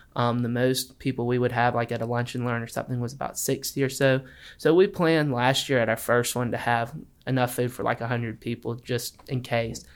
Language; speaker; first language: English; native; English